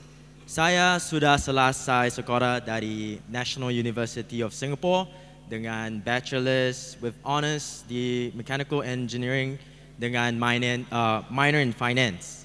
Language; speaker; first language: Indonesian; non-native, learner; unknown